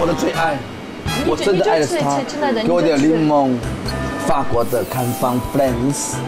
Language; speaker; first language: Chinese; native; Chinese